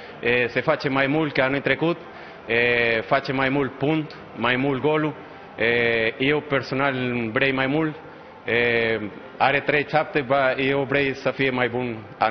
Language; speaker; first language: Romanian; non-native, learner; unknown